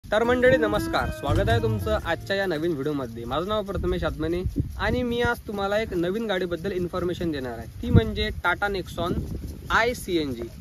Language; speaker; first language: Marathi; native; Marathi